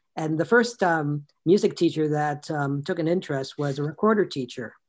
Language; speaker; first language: English; native; English